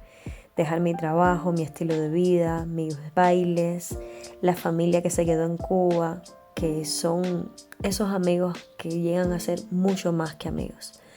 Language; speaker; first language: Spanish; native; Spanish